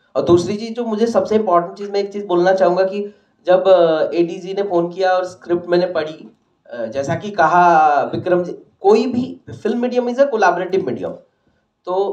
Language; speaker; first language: Hindi; non-native, local second language; Odia